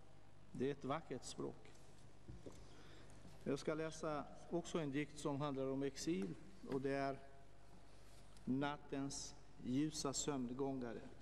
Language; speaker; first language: Swedish; non-native, fluent; Portuguese